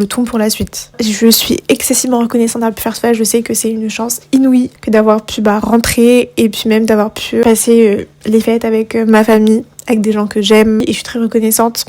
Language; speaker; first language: French; non-native, local second language; Malagasy